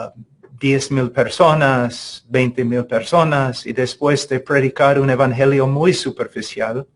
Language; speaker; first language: Spanish; non-native, fluent; English